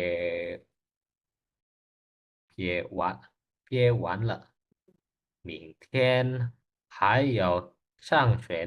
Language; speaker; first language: Chinese; non-native, learner; Indonesian